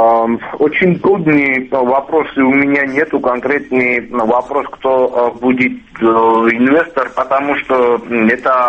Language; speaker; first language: Russian; non-native, fluent; Georgian